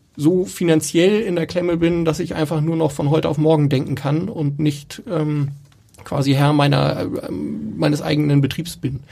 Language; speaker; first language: German; native; German